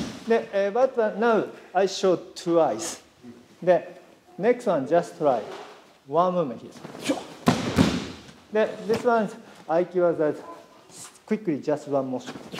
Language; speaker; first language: English; non-native, learner; Japanese